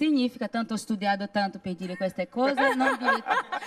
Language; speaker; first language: Italian; non-native, fluent; Portuguese